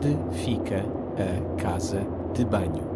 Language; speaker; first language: Portuguese; non-native, learner; English